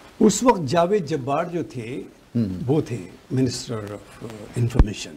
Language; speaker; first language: Urdu; native; Urdu